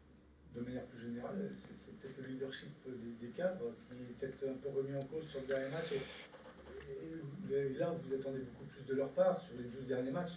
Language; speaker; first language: French; native; French